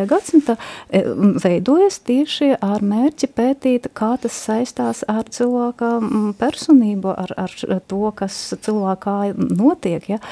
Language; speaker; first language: Latvian; non-native, local second language; Russian